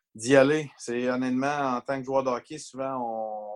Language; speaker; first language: French; native; French